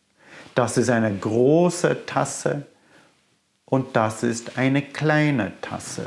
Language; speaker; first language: German; non-native, fluent; English